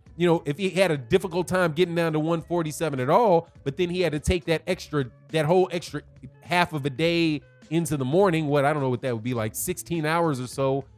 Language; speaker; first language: English; native; English